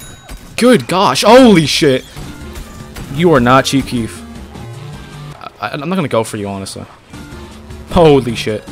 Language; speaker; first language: English; native; English